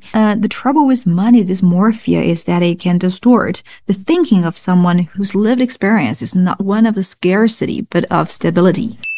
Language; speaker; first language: English; non-native, fluent; Chinese